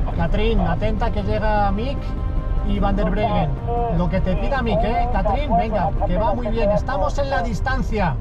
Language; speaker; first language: Spanish; native; Spanish